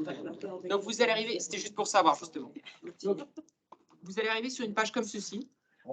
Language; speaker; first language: French; native; French